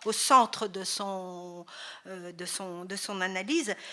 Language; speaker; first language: French; native; French